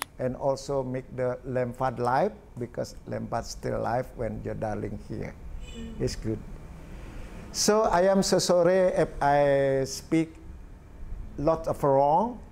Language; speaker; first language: English; non-native, learner; Balinese